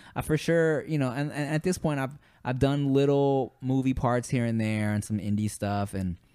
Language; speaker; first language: English; native; English